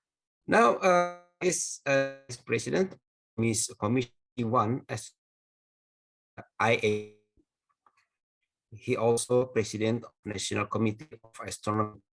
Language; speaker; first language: English; non-native, fluent; Indonesian